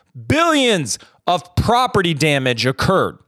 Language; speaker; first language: English; native; English